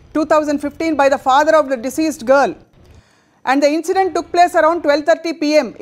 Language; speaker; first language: English; non-native, local second language; Telugu